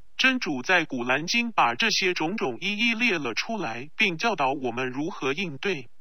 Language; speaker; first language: Chinese; non-native, local second language; Cantonese